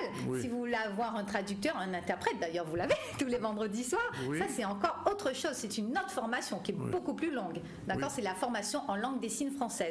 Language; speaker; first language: French; native; French